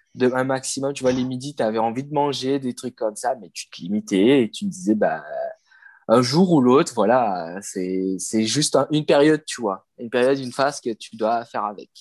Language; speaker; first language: French; non-native, local second language; Morisyen